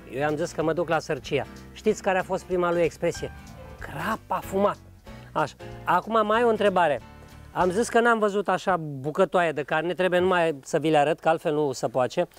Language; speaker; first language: Romanian; native; Romanian